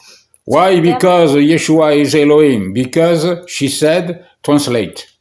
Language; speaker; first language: English; non-native, learner; French